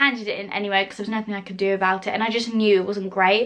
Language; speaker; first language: English; native; English